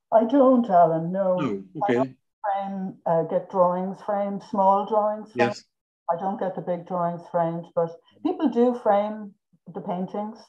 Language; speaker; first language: English; native; English